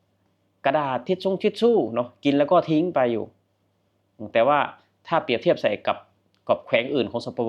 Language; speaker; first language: Thai; non-native, local second language; Northeastern Thai